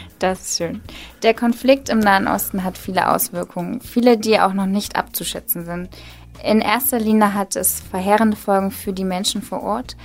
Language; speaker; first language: German; native; German